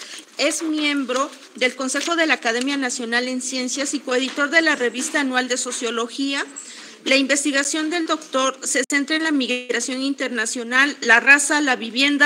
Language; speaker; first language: Spanish; native; Spanish